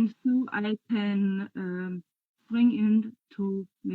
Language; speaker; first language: English; non-native, learner; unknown